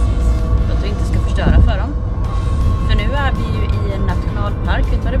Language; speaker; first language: Swedish; native; Swedish